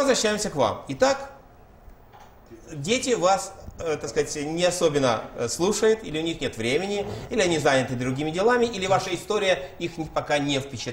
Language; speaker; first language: Russian; native; Russian